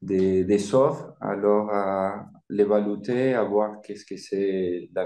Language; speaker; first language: French; non-native, fluent; Spanish